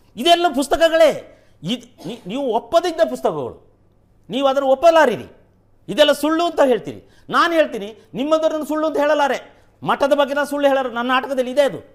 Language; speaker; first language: Kannada; non-native, local second language; Kodava